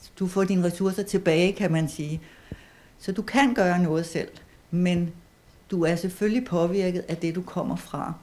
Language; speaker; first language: Danish; native; Danish